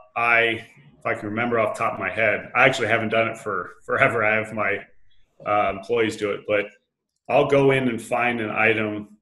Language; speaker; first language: English; native; English